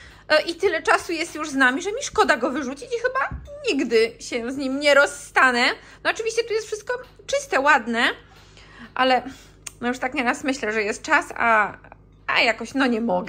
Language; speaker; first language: Polish; native; Polish